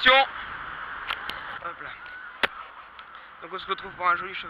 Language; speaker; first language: French; native; French